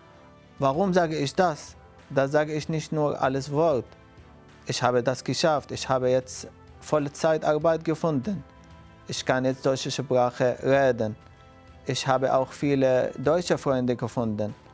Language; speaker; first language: German; non-native, fluent; Arabic